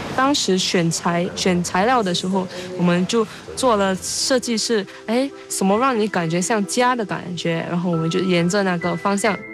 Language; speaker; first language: Chinese; non-native, local second language; English